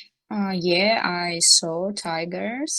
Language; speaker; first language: English; non-native, learner; Russian